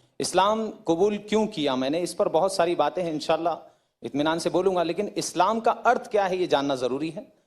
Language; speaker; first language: Hindi; native; Hindi